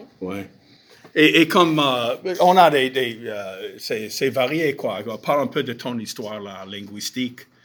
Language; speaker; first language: French; non-native, fluent; English